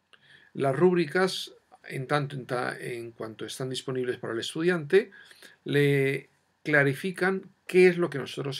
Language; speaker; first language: Spanish; native; Spanish